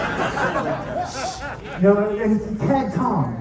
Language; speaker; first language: English; native; English